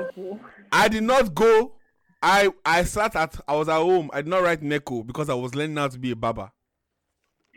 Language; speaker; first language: English; non-native, local second language; Yoruba